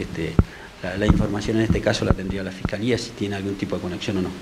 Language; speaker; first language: Spanish; native; Spanish